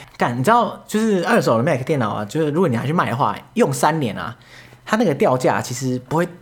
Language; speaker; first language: Chinese; native; Chinese